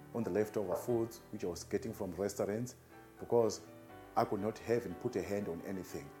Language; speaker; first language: English; non-native, local second language; Shona